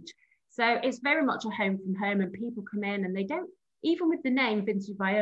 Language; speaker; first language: English; native; English